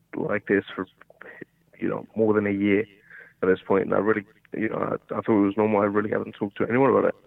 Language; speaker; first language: English; early bilingual, other home language; Portuguese